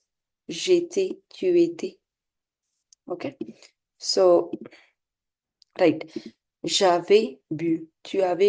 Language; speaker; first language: French; non-native, fluent; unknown